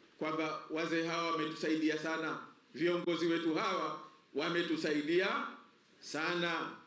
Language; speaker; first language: Swahili; native; Swahili